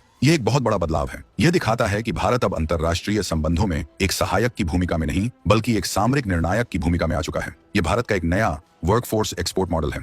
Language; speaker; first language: Hindi; native; Hindi